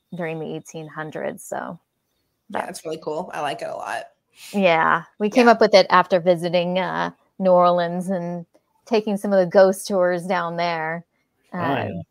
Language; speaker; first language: English; native; English